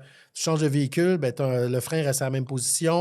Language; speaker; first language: French; native; French